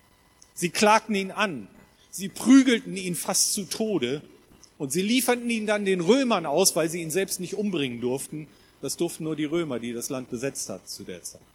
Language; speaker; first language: German; native; German